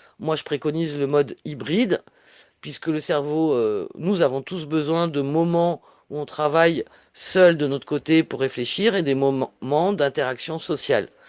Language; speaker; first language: French; native; French